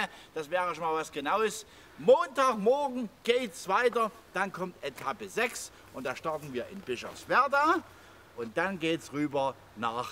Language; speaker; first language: German; native; German